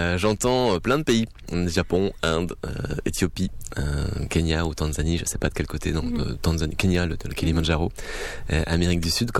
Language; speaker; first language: French; native; French